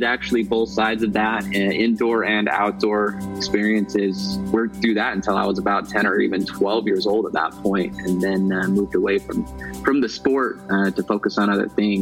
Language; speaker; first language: English; native; English